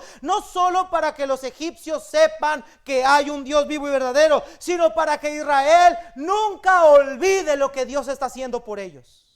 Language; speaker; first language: Spanish; native; Spanish